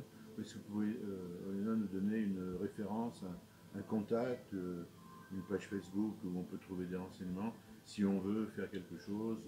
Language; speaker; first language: French; native; French